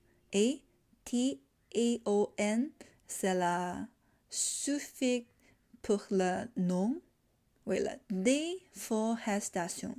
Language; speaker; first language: French; non-native, learner; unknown